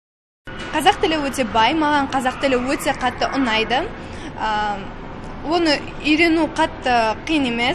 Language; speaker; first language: Kazakh; non-native, local second language; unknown